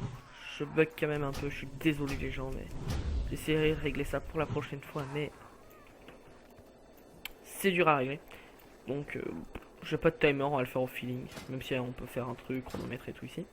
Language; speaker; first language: French; native; French